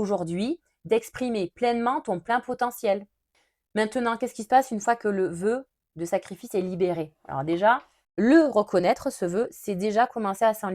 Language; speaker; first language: French; native; French